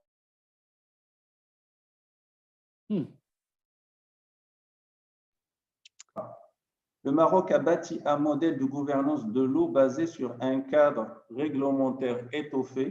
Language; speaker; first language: French; non-native, local second language; Arabic